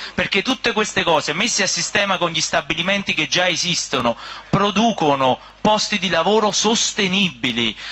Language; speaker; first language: Italian; native; Italian